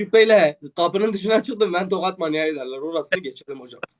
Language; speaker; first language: Turkish; native; Turkish